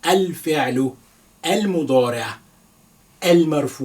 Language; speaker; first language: Arabic; non-native, fluent; Yoruba